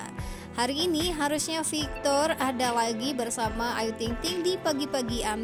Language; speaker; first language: Indonesian; native; Indonesian